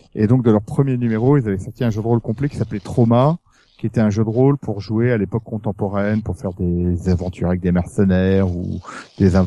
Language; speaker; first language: French; native; French